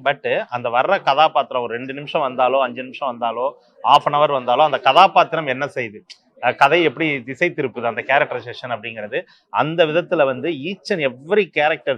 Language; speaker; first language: Tamil; native; Tamil